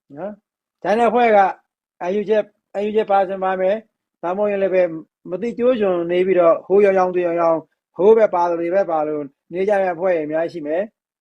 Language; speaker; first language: Burmese; native; Burmese